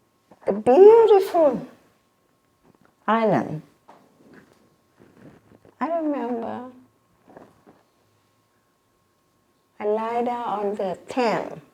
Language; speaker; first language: English; non-native, learner; Vietnamese